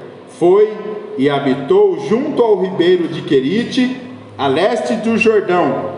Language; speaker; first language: Portuguese; native; Portuguese